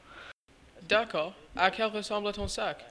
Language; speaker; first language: French; non-native, learner; English